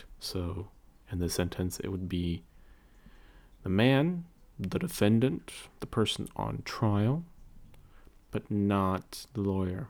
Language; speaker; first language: English; native; English